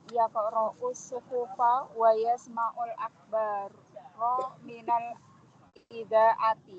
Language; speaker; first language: Arabic; non-native, learner; Indonesian